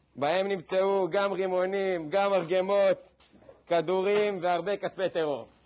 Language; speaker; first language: Hebrew; native; Hebrew